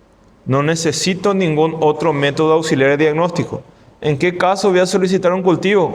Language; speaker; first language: Spanish; non-native, fluent; Portuguese